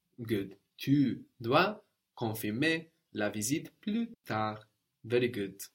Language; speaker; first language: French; non-native, fluent; English